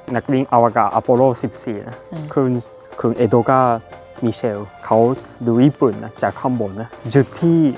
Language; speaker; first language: Thai; non-native, learner; Japanese